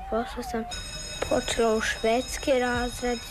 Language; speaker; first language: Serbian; early bilingual, other home language; Croatian